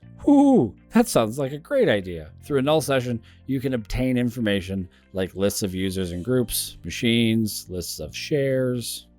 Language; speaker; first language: English; native; English